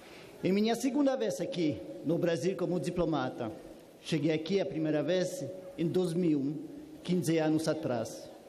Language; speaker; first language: Portuguese; non-native, fluent; French